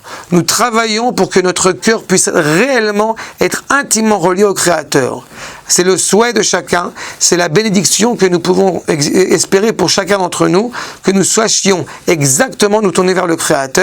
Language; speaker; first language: French; native; French